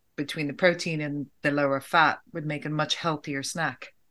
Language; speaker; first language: English; native; English